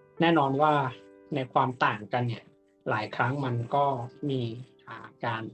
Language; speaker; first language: Thai; native; Thai